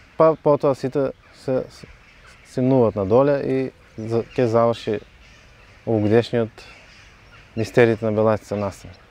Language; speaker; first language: Macedonian; native; Macedonian